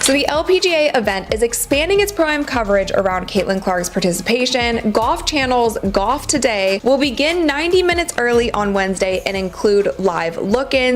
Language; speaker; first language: English; native; English